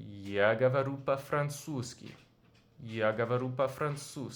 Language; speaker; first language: Russian; non-native, learner; English